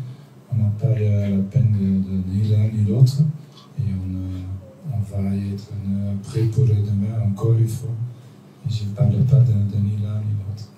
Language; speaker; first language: French; non-native, local second language; Dutch